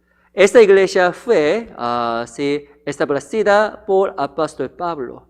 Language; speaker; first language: Spanish; non-native, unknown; Korean